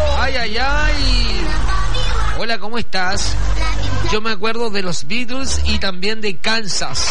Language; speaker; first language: Spanish; native; Spanish